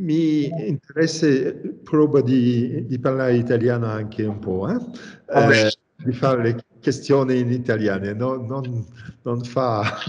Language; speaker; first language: Italian; non-native, learner; French